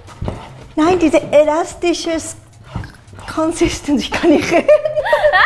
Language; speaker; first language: German; non-native, fluent; Japanese